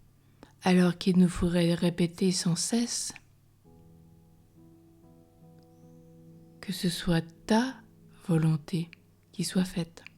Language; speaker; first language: French; native; French